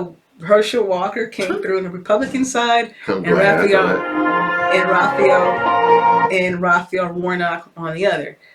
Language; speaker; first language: English; native; English